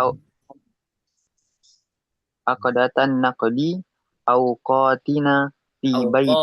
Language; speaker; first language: Arabic; non-native, learner; Indonesian